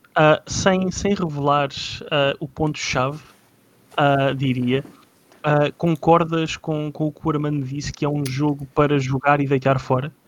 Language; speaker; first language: Portuguese; native; Portuguese